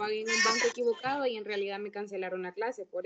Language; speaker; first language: Spanish; native; Spanish